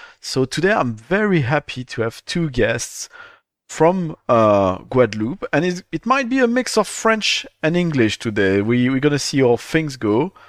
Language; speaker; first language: English; non-native, learner; French